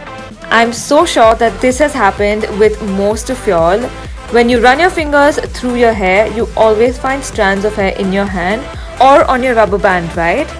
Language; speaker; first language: English; non-native, local second language; Hindi